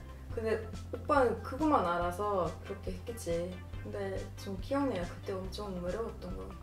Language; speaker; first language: Korean; non-native, fluent; Swedish